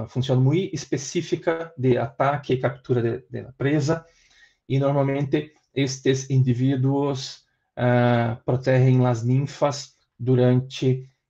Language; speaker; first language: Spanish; non-native, learner; Portuguese